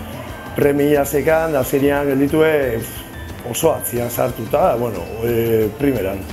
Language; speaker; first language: Basque; native; Basque